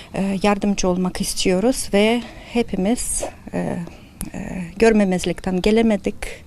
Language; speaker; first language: Turkish; non-native, fluent; Ukrainian